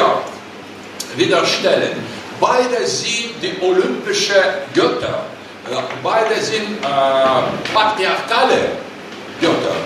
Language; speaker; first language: German; non-native, learner; Russian